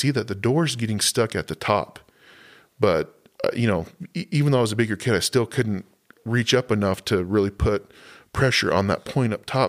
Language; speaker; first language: English; native; English